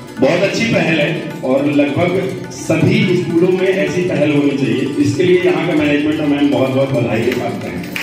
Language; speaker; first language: Hindi; native; Hindi